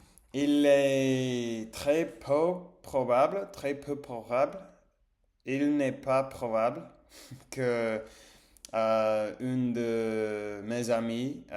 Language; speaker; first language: French; non-native, learner; English